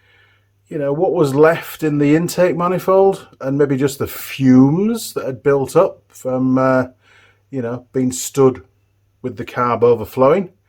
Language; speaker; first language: English; native; English